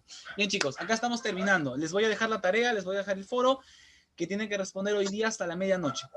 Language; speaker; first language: Spanish; native; Spanish